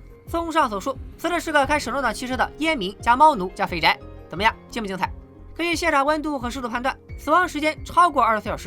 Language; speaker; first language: Chinese; native; Chinese